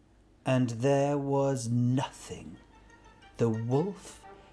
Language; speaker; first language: English; native; English